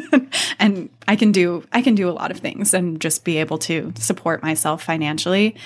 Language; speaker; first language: English; native; English